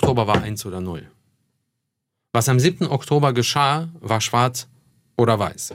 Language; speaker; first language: German; early bilingual, other home language; Russian